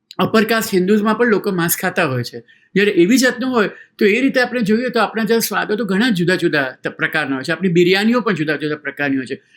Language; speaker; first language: Gujarati; native; Gujarati